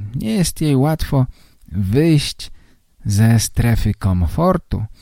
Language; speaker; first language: Polish; native; Polish